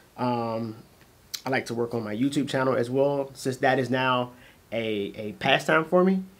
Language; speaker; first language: English; native; English